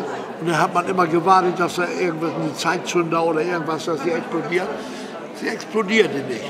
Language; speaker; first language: German; native; German